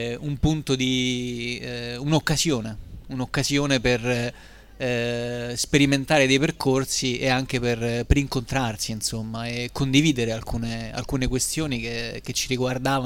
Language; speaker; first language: Italian; native; Italian